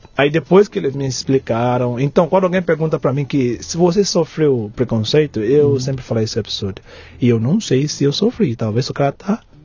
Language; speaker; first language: Portuguese; non-native, fluent; Yoruba